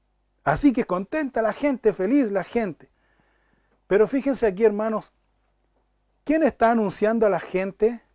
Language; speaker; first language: Spanish; native; Spanish